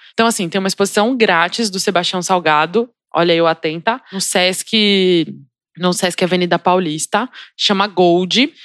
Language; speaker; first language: Portuguese; native; Portuguese